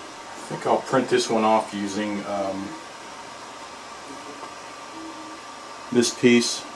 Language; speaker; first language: English; native; English